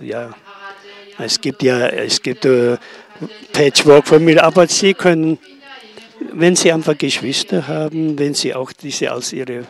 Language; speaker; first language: German; non-native, learner; Tibetan